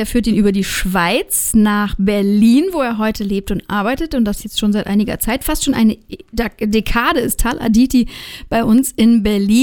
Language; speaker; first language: German; native; German